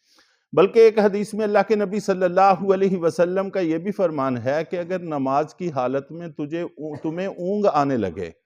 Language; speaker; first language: Urdu; native; Urdu